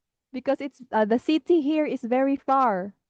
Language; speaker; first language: English; non-native, fluent; Filipino